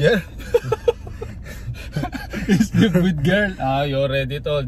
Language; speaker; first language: English; non-native, local second language; Filipino